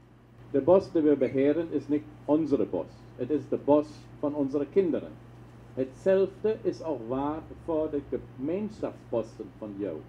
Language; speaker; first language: Dutch; non-native, local second language; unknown